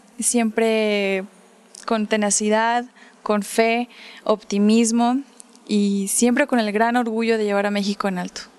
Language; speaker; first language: Spanish; early bilingual, heritage; Spanish